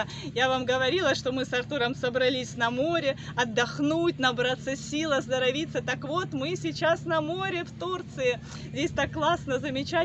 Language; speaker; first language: Russian; native; Russian